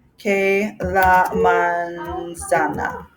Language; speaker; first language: Spanish; non-native, fluent; English